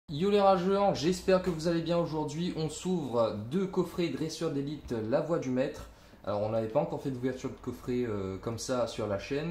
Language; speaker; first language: French; native; French